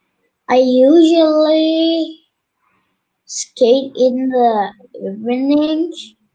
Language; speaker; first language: English; non-native, learner; Turkish